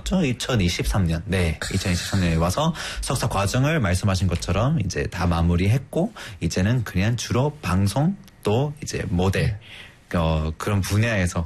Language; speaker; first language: Korean; non-native, fluent; Spanish